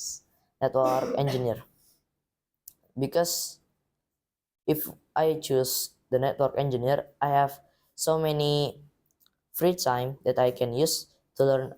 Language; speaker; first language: English; non-native, learner; Indonesian